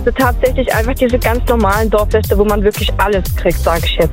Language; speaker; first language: German; native; German